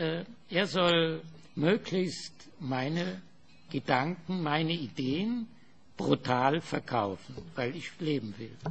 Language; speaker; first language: German; non-native, fluent; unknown